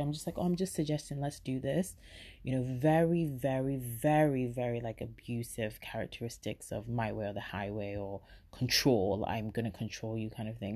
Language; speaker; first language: English; native; English